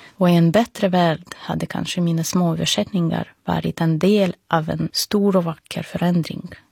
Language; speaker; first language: Swedish; non-native, fluent; Russian